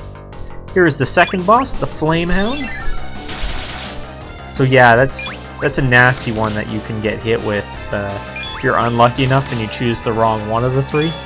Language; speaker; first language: English; native; English